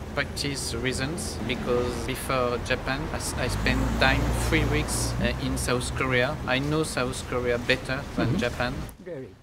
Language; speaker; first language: English; non-native, learner; French